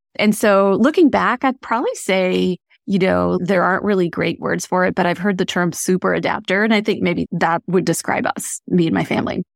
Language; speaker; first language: English; early bilingual, other home language; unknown